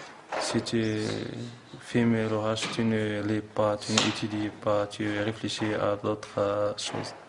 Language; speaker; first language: French; non-native, local second language; Arabic